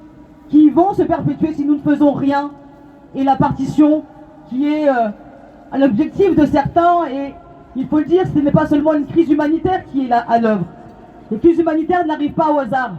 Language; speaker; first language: French; native; French